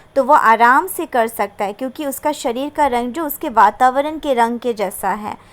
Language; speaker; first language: Hindi; non-native, local second language; Bangla